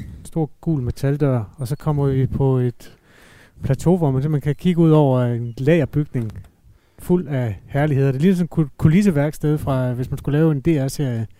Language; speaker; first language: Danish; native; Danish